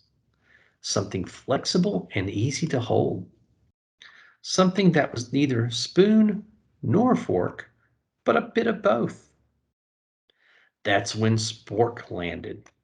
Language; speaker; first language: English; native; English